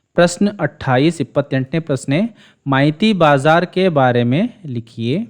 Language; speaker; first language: Hindi; non-native, local second language; Kannada